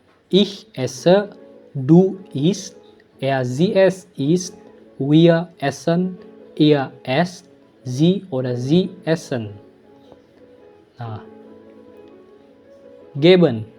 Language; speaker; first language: German; non-native, fluent; Indonesian